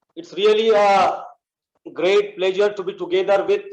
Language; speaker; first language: English; non-native, local second language; Marathi